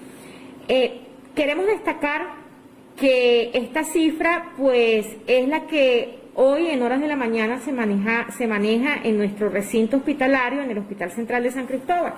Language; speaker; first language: Spanish; native; Spanish